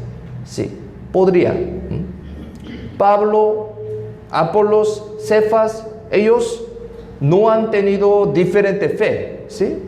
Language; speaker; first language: Spanish; non-native, fluent; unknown